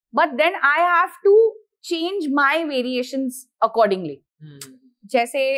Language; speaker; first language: Hindi; non-native, local second language; Marathi